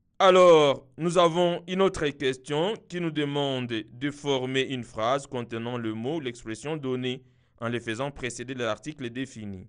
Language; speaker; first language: French; non-native, local second language; Kinyarwanda